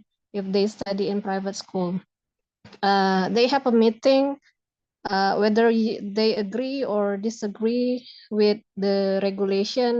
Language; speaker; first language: English; non-native, local second language; Indonesian